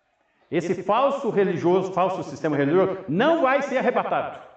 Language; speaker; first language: Portuguese; native; Portuguese